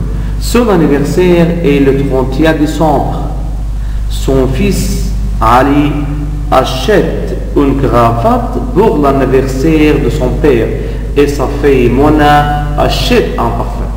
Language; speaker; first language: French; non-native, fluent; Arabic